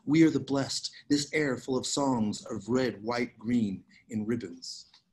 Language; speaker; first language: English; native; English